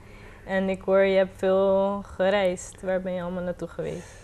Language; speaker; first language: Dutch; non-native, local second language; Papiamento